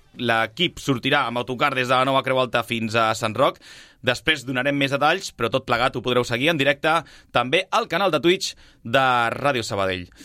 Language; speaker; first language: Catalan; native; Catalan